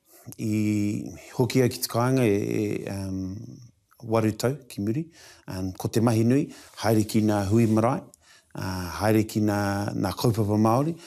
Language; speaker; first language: Māori; non-native, local second language; English